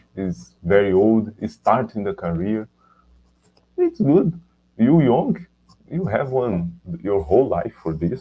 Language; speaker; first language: English; non-native, learner; Portuguese